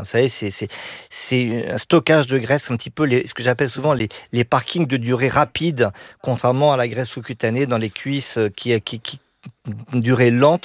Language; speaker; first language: French; native; French